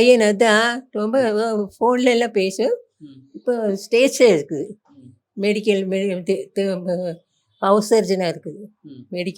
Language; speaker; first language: Tamil; non-native, local second language; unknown